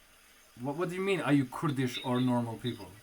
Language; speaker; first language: English; non-native, fluent; Kurdish